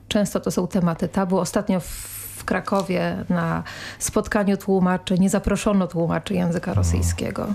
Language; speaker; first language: Polish; native; Polish